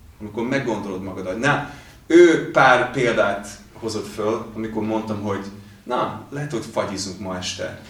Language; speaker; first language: Hungarian; non-native, fluent; English